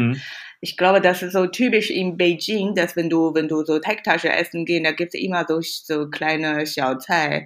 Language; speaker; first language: German; non-native, fluent; Chinese